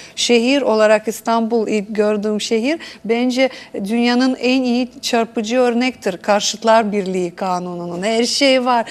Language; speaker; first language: Turkish; non-native, fluent; Russian